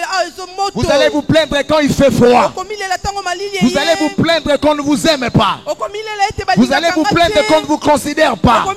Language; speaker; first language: French; non-native, local second language; Lingala